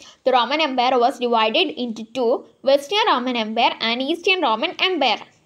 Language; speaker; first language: English; non-native, local second language; Malayalam